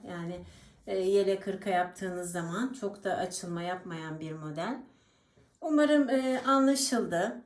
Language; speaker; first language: Turkish; native; Turkish